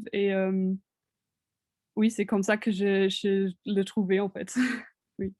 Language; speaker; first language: French; non-native, fluent; German